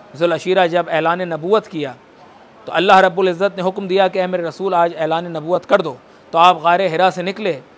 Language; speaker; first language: Hindi; native; Hindi